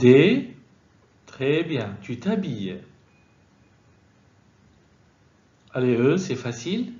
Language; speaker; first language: French; non-native, fluent; Arabic